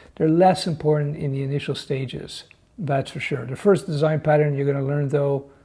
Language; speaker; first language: English; native; English